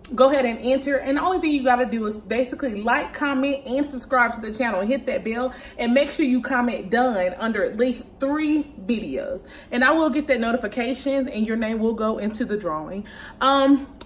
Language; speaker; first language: English; native; English